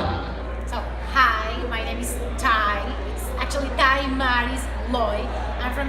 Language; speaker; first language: English; non-native, fluent; Spanish